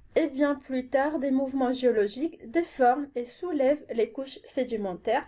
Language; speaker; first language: French; non-native, local second language; Arabic